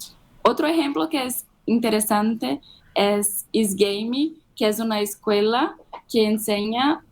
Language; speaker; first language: Spanish; non-native, fluent; Portuguese